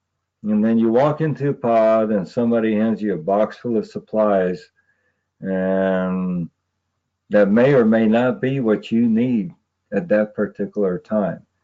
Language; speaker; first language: English; native; English